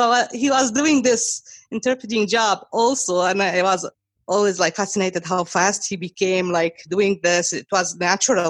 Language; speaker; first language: English; non-native, fluent; Arabic